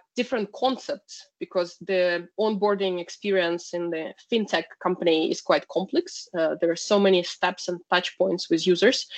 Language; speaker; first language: English; non-native, fluent; Russian